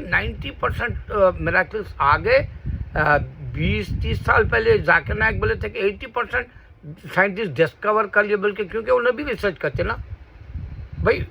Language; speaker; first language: Urdu; native; Urdu